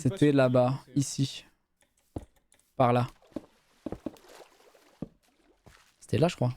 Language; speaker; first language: French; native; French